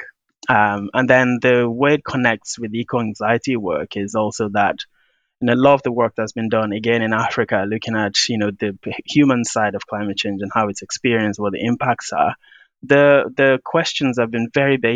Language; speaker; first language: English; non-native, local second language; Yoruba